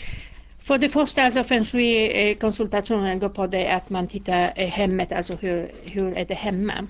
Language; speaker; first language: Swedish; non-native, fluent; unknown